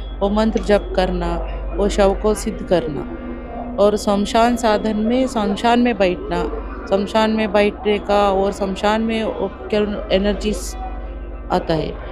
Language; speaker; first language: Hindi; non-native, local second language; Kannada